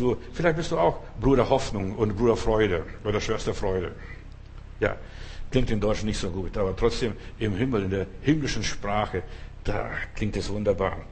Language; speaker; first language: German; non-native, fluent; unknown